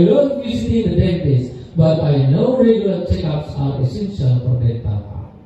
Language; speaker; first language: English; non-native, learner; Indonesian